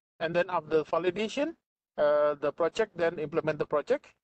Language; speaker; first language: English; non-native, fluent; Indonesian